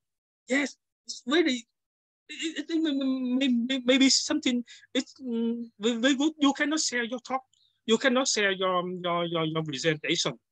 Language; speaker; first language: English; non-native, learner; Vietnamese